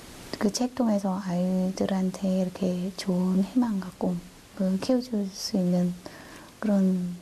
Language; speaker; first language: Korean; non-native, fluent; Khmer